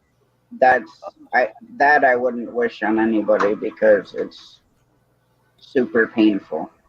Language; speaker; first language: English; native; English